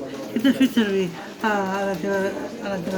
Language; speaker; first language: Catalan; non-native, local second language; Spanish